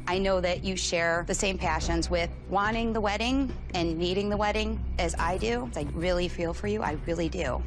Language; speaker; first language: English; native; English